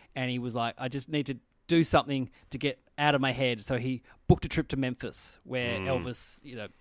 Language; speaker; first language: English; native; English